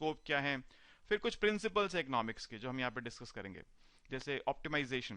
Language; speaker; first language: Hindi; native; Hindi